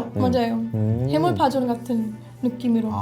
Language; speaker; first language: Korean; non-native, fluent; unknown